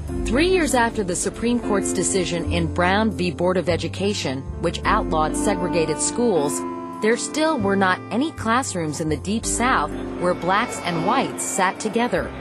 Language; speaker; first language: English; native; English